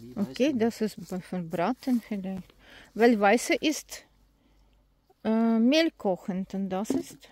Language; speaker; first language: German; non-native, learner; Russian